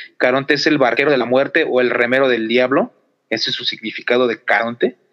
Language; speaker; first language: Spanish; native; Spanish